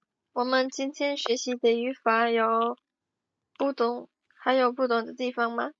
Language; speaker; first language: Chinese; non-native, fluent; Indonesian